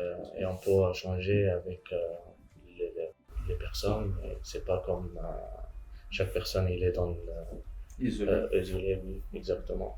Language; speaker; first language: French; non-native, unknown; Arabic